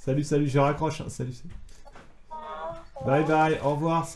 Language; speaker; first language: French; native; French